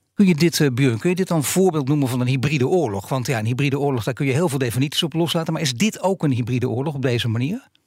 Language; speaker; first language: Dutch; native; Dutch